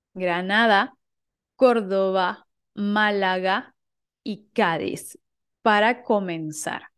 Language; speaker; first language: Spanish; native; Spanish